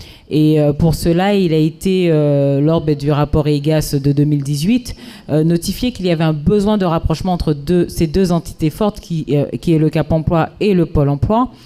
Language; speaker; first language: French; native; French